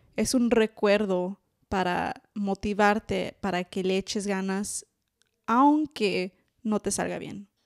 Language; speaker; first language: Spanish; early bilingual, heritage; Spanish